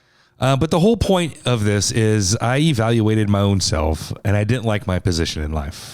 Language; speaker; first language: English; native; English